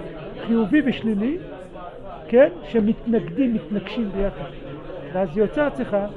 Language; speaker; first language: Hebrew; non-native, learner; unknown